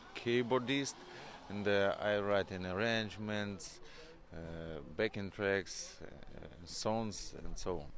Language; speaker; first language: English; non-native, fluent; Norwegian